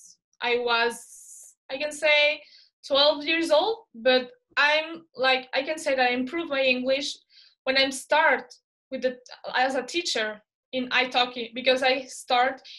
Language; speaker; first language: English; non-native, fluent; Spanish